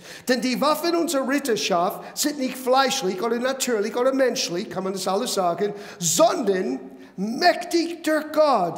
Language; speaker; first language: German; non-native, fluent; English